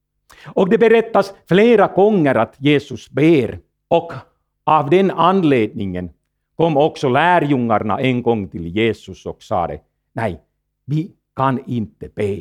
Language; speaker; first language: Swedish; non-native, fluent; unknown